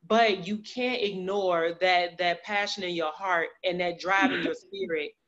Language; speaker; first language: English; native; English